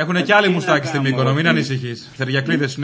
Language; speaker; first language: Greek; native; Greek